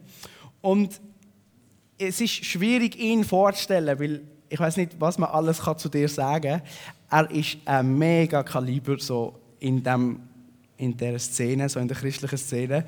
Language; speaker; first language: German; native; German